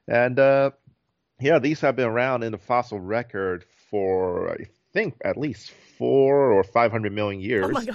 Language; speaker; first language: English; native; English